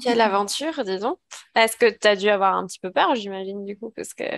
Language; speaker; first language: French; native; French